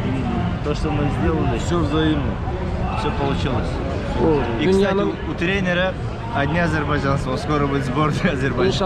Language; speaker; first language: Russian; non-native, local second language; Azerbaijani